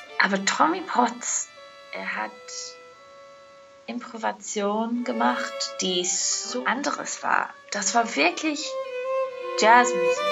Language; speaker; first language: German; non-native, learner; English